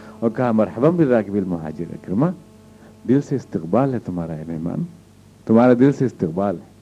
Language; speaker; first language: Urdu; native; Urdu